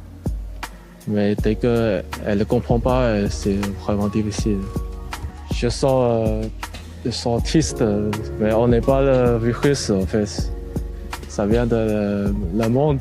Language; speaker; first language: French; non-native, learner; Chinese